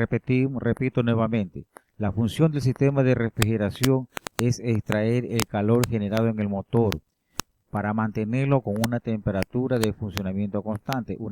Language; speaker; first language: Spanish; native; Spanish